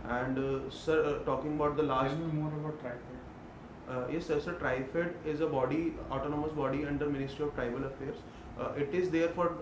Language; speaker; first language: English; non-native, local second language; Hindi